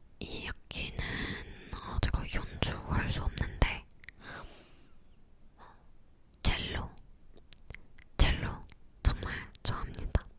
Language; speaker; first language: Korean; non-native, learner; English